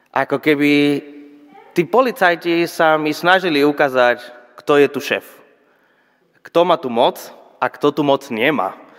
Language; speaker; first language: Slovak; non-native, fluent; Spanish